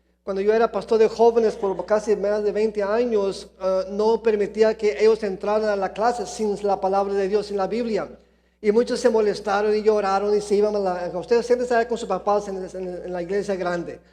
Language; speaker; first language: Spanish; early bilingual, heritage; Spanish